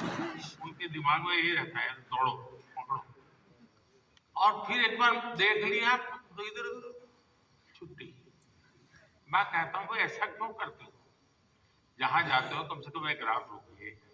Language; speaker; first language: Hindi; native; Hindi